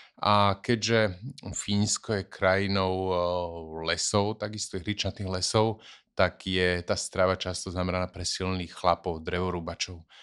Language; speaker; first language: Slovak; native; Slovak